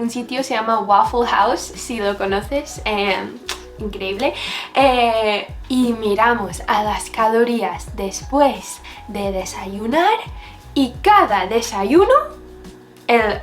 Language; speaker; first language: Spanish; non-native, fluent; English